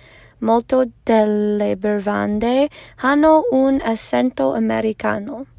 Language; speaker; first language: Italian; non-native, learner; English